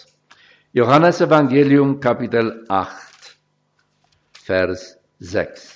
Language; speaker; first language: German; non-native, fluent; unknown